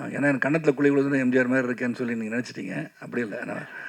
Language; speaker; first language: Tamil; native; Tamil